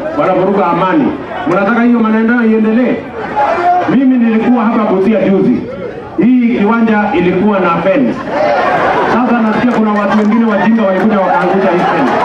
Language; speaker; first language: Swahili; non-native, local second language; Kalenjin